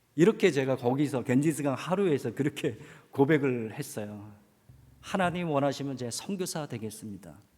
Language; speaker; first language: Korean; native; Korean